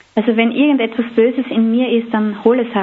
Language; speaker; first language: German; native; German